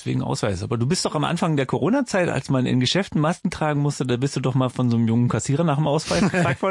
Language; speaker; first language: German; native; German